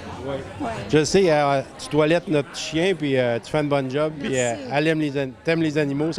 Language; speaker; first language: French; native; French